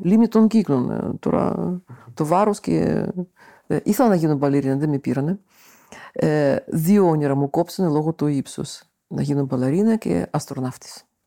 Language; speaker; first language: Greek; non-native, fluent; Russian